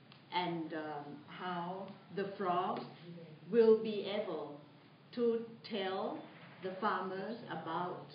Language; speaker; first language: English; non-native, fluent; Thai